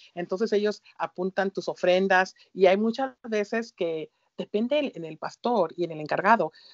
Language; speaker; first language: Spanish; early bilingual, heritage; Spanish